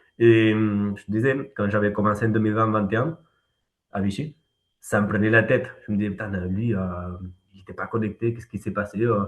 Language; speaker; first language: French; non-native, fluent; Spanish